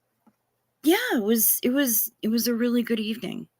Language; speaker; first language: English; native; English